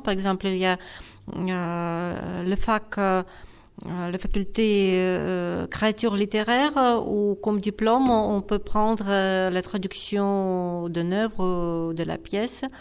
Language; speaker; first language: French; non-native, fluent; Ukrainian